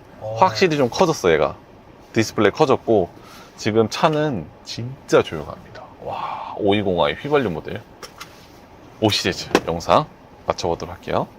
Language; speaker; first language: Korean; native; Korean